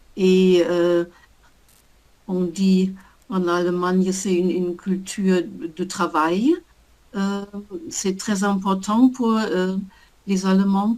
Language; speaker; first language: French; non-native, learner; German